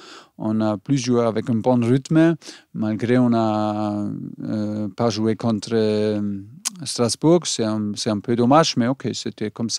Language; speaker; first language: French; non-native, learner; German